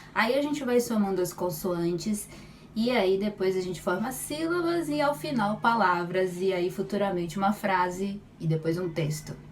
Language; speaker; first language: Portuguese; native; Portuguese